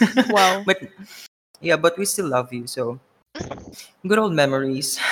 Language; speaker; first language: English; non-native, local second language; Filipino